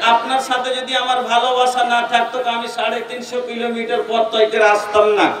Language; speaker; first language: Bangla; non-native, local second language; Bhojpuri